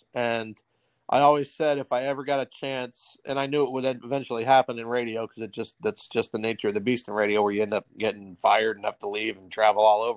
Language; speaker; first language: English; native; English